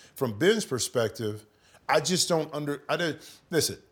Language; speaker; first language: English; native; English